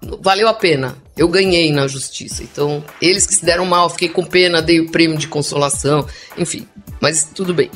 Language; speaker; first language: Portuguese; non-native, local second language; English